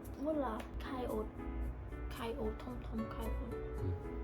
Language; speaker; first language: Korean; non-native, learner; Khmer